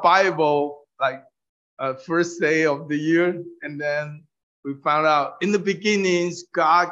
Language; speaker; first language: English; non-native, fluent; Min Nan Chinese